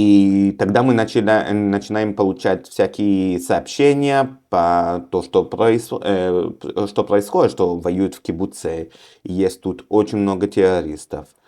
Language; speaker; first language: Russian; early bilingual, heritage; Russian